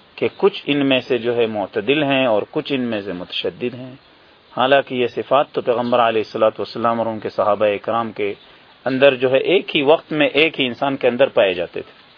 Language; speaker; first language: Urdu; native; Urdu